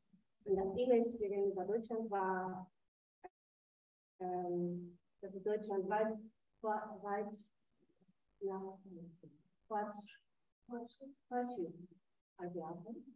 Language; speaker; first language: German; non-native, learner; Japanese